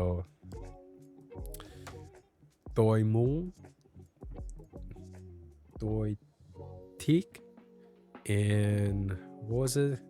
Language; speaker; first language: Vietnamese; non-native, learner; English